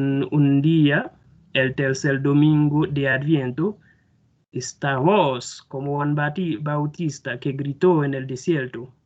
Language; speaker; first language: Spanish; non-native, fluent; Haitian Creole